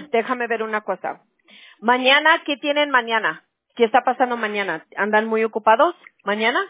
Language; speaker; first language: Spanish; early bilingual, heritage; Spanish